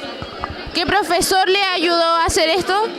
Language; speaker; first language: Spanish; native; Spanish